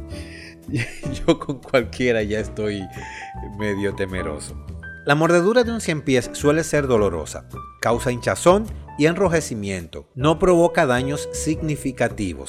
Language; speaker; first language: Spanish; native; Spanish